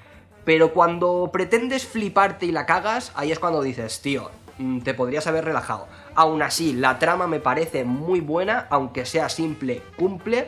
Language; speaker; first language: Spanish; native; Spanish